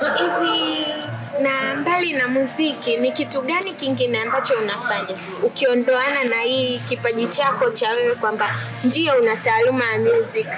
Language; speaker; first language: Swahili; native; Swahili